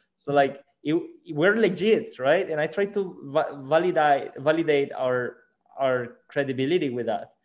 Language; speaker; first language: English; non-native, fluent; Spanish